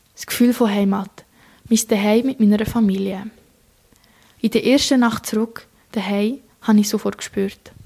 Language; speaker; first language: German; native; German